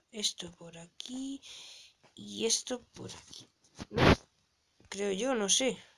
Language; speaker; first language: Spanish; native; Spanish